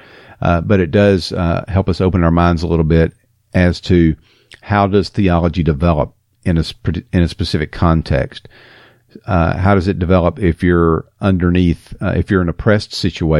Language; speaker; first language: English; native; English